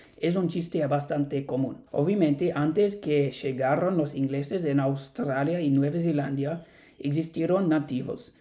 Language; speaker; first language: Spanish; non-native, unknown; English